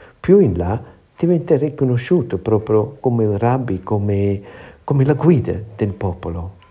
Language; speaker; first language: Italian; non-native, fluent; German